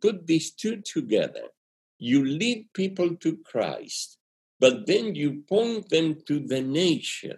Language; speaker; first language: English; non-native, fluent; Spanish